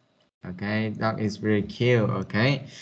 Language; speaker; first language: English; non-native, fluent; Vietnamese